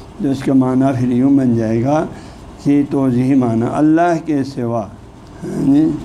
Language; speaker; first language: Urdu; non-native, local second language; Balti